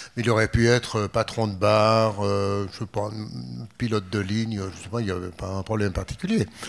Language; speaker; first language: French; native; French